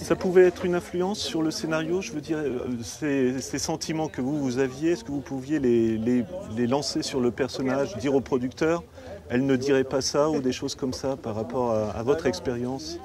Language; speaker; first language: French; native; French